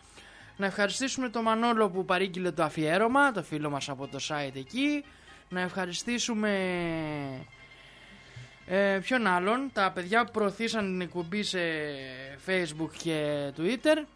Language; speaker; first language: Greek; native; Greek